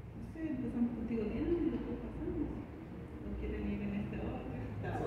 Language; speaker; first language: Portuguese; non-native, fluent; Spanish